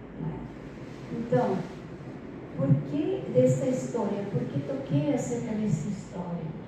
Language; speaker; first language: Portuguese; non-native, fluent; Spanish